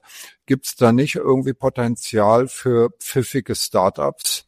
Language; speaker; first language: German; native; German